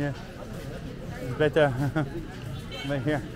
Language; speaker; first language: English; non-native, fluent; French